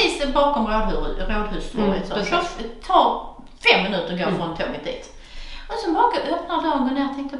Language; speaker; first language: Swedish; native; Swedish